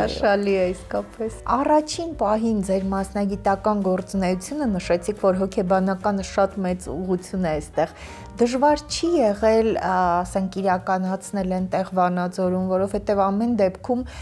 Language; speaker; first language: Armenian; native; Armenian